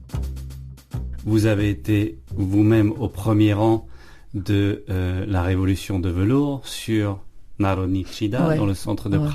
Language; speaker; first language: French; native; French